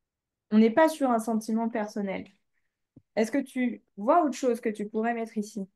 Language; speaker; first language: French; native; French